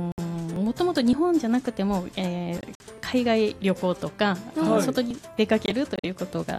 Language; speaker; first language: Japanese; non-native, fluent; Korean